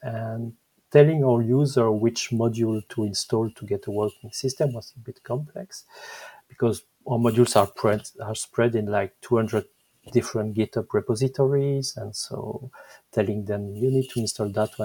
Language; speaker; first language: English; non-native, fluent; French